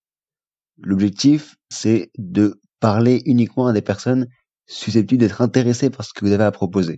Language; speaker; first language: French; native; French